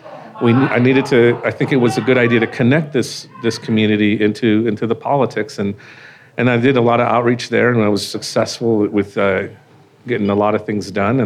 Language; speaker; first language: English; native; English